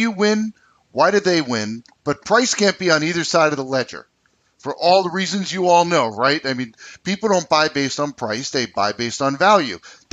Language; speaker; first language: English; native; English